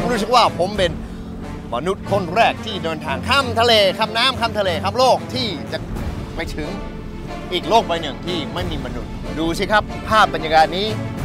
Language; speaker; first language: Thai; non-native, fluent; English